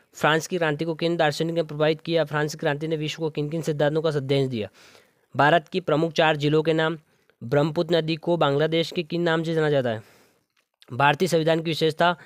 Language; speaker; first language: Hindi; native; Hindi